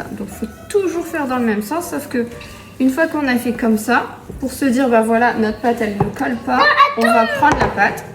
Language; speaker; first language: French; native; French